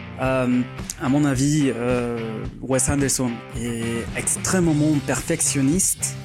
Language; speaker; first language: French; non-native, fluent; Spanish